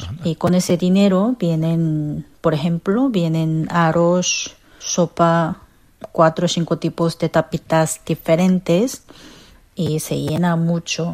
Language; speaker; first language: Spanish; non-native, fluent; Korean